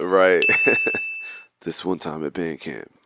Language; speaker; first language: English; native; English